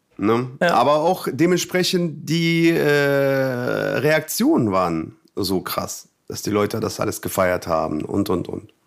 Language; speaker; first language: German; non-native, fluent; Russian